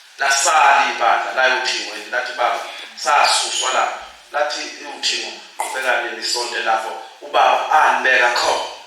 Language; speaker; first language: Zulu; native; Zulu